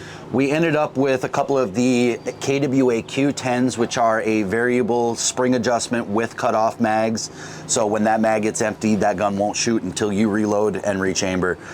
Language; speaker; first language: English; native; English